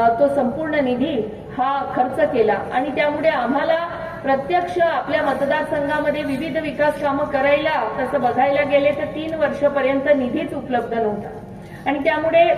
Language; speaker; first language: Marathi; native; Marathi